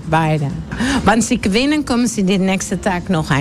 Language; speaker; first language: German; non-native, learner; Dutch